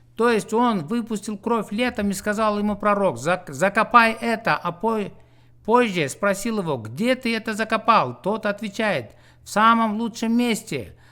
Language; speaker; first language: Russian; non-native, local second language; Kyrgyz